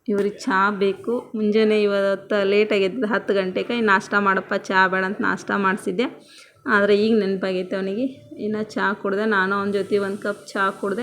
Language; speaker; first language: Kannada; native; Kannada